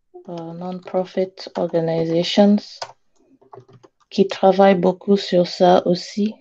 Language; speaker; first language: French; non-native, learner; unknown